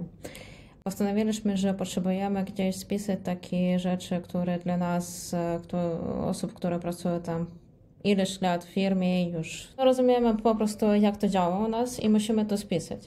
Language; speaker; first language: Polish; non-native, fluent; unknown